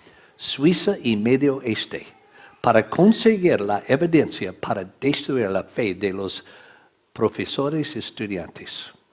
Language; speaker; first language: Spanish; non-native, learner; English